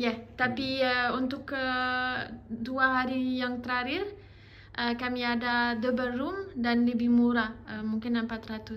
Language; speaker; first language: Indonesian; non-native, learner; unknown